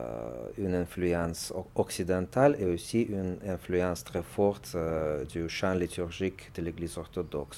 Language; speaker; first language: French; non-native, fluent; Russian